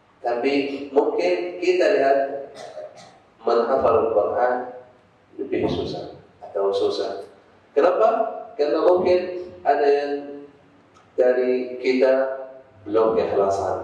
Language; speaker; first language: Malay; non-native, fluent; Arabic